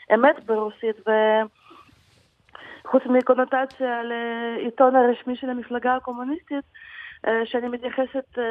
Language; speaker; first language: Hebrew; non-native, fluent; Ukrainian